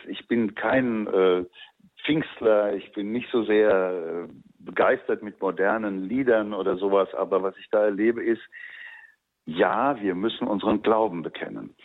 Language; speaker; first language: German; native; German